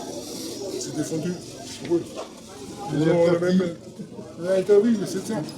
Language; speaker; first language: French; non-native, fluent; Chinese